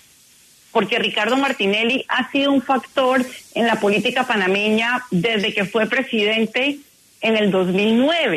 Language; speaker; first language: Spanish; native; Spanish